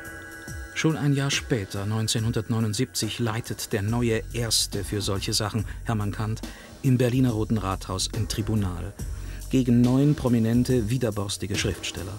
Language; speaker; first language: German; native; German